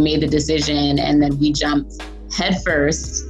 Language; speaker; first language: English; native; English